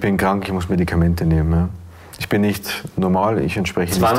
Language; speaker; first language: German; native; German